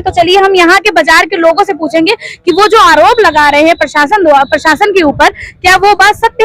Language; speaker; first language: Hindi; native; Hindi